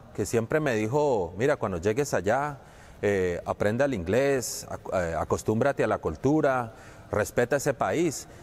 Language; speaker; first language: Spanish; native; Spanish